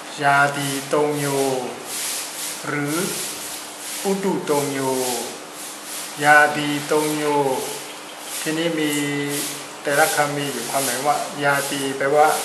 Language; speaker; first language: Thai; non-native, fluent; Burmese